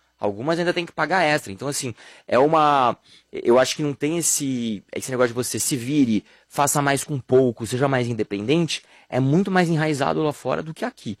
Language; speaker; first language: Portuguese; native; Portuguese